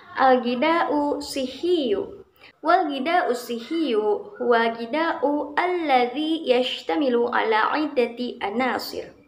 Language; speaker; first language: Arabic; non-native, learner; Indonesian